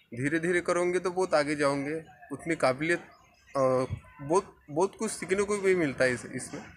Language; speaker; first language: Hindi; non-native, local second language; Marathi